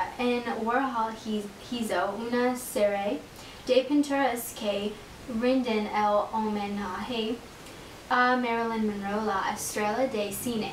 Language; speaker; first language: Spanish; non-native, learner; English